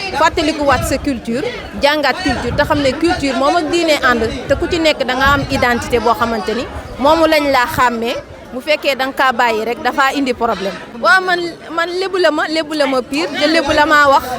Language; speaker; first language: Wolof; native; Wolof